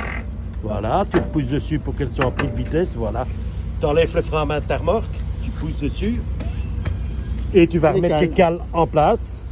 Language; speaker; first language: French; native; French